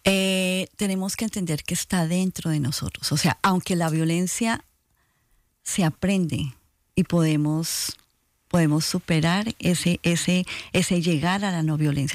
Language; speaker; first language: Spanish; native; Spanish